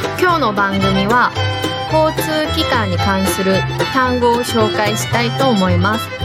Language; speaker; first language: Japanese; non-native, fluent; Korean